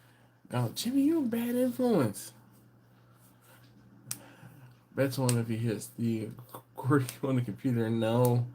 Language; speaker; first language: English; native; English